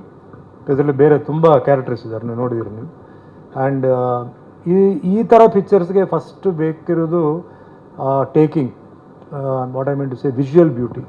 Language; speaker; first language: Kannada; non-native, fluent; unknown